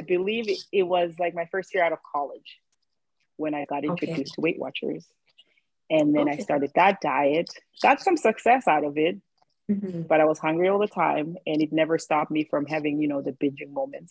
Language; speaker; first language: English; non-native, local second language; Swati